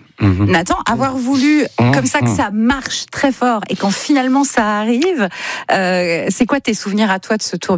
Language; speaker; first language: French; native; French